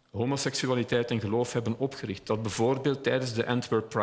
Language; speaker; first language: Dutch; native; Dutch